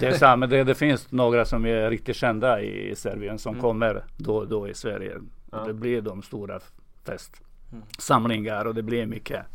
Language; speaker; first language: Swedish; non-native, fluent; Serbian